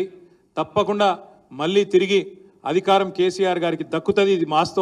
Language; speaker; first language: Telugu; native; Telugu